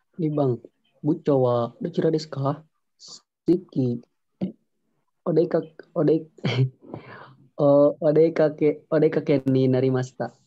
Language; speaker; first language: Japanese; non-native, learner; Indonesian